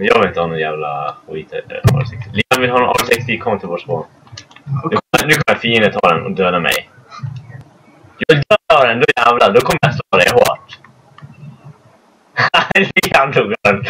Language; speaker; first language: Swedish; native; Swedish